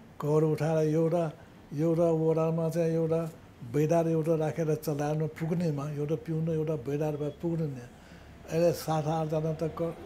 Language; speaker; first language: Nepali; non-native, local second language; Newari